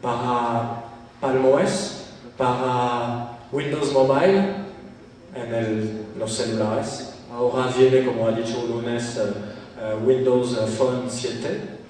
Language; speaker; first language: Spanish; non-native, fluent; French